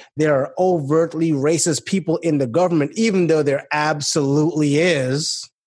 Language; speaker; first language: English; native; English